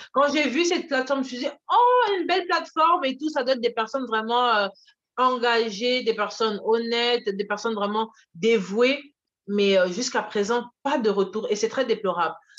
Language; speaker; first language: French; early bilingual, other home language; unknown